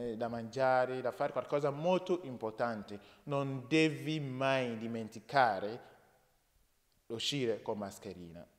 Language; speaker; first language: Italian; non-native, learner; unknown